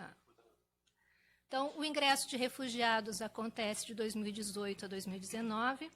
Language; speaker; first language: Portuguese; native; Portuguese